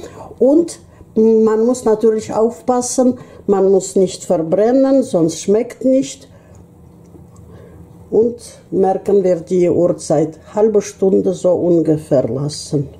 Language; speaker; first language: German; non-native, fluent; Russian